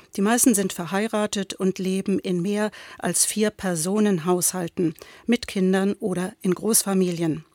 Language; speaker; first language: German; native; German